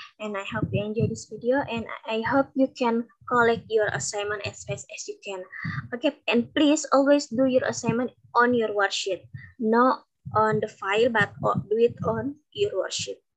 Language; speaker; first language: English; non-native, learner; Indonesian